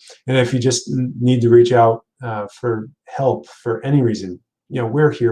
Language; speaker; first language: English; native; English